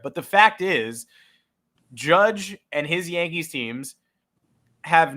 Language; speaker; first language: English; native; English